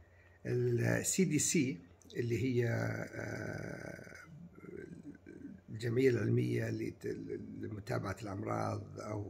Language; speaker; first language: Arabic; native; Arabic